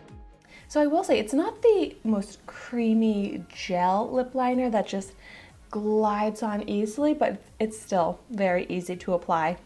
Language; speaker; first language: English; native; English